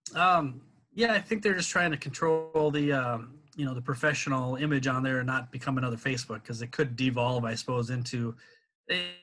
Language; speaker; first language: English; native; English